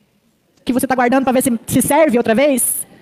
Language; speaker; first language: Portuguese; native; Portuguese